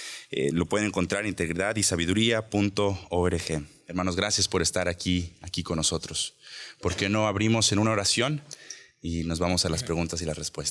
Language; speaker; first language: Spanish; native; Spanish